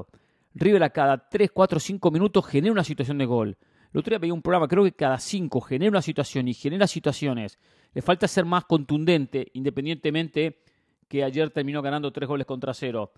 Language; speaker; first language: Spanish; native; Spanish